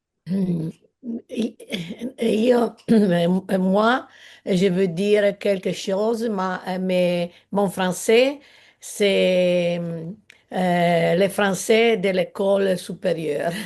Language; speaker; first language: French; non-native, learner; Italian